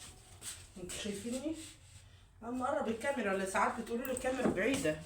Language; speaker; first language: Arabic; native; Arabic